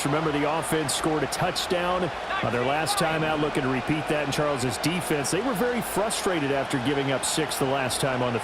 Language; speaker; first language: English; native; English